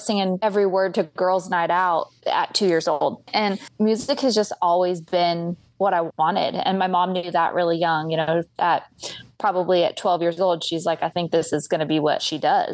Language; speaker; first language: English; native; English